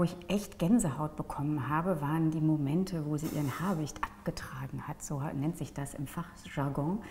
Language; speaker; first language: German; native; German